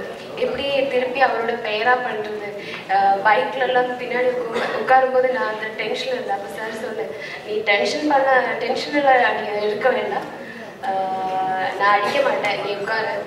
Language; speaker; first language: Tamil; non-native, fluent; Malayalam